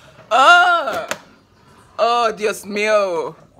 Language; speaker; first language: French; non-native, learner; English